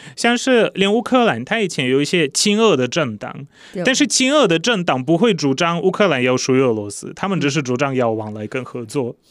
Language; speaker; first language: Chinese; non-native, fluent; Polish